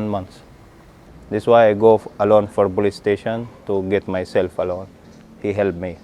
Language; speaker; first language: English; non-native, learner; Arabic